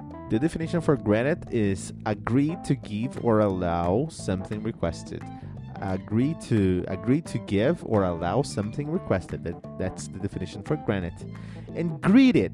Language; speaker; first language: English; non-native, fluent; Portuguese